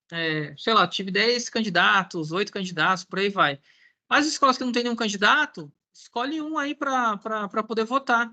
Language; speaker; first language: Portuguese; native; Portuguese